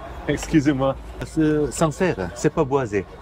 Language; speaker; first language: French; non-native, learner; Korean